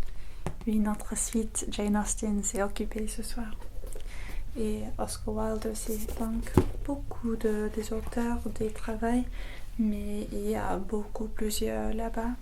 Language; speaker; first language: French; non-native, fluent; English